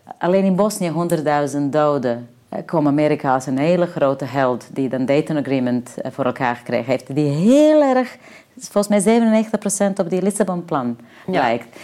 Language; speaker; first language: Dutch; non-native, fluent; Serbian